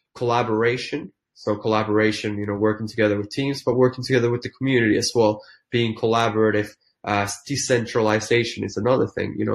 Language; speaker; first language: English; non-native, fluent; Finnish